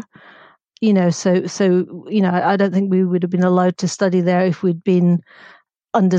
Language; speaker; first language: English; native; English